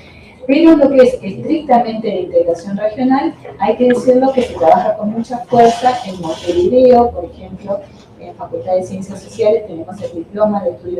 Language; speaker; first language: Spanish; native; Spanish